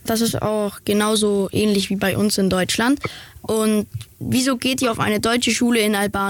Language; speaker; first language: German; native; German